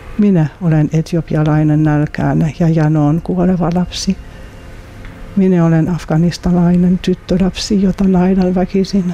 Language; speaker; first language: Finnish; non-native, fluent; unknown